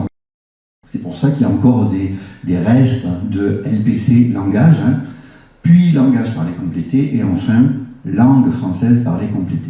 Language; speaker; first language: French; native; French